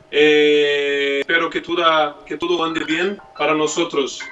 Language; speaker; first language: Spanish; non-native, learner; Portuguese